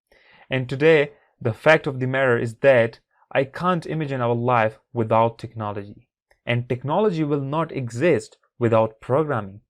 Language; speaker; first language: English; non-native, fluent; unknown